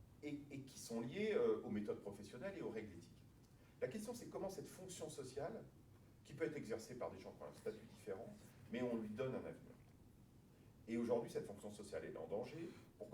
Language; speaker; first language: French; native; French